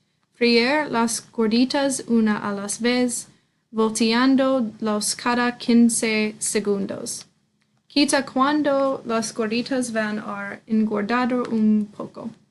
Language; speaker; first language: Spanish; non-native, learner; English